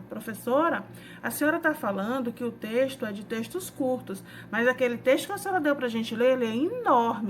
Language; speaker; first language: Portuguese; native; Portuguese